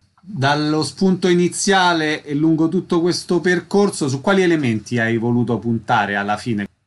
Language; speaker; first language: Italian; native; Italian